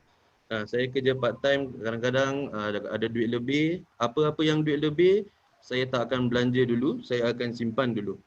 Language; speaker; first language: Malay; native; Malay